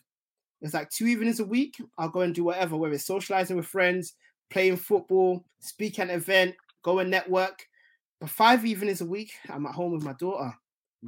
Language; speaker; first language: English; native; English